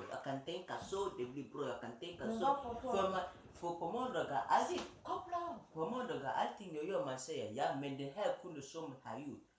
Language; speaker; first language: Swedish; early bilingual, other home language; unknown